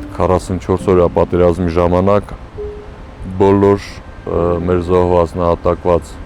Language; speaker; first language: Armenian; native; Armenian